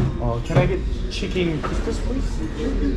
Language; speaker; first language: English; non-native, learner; Korean